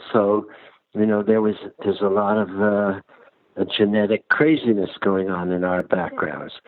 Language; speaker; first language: English; early bilingual, other home language; Ukrainian